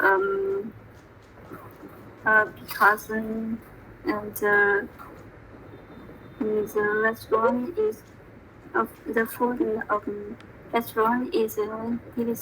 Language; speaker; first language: English; non-native, learner; Vietnamese